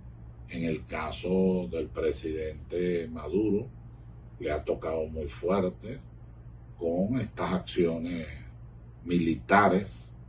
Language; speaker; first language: Spanish; native; Spanish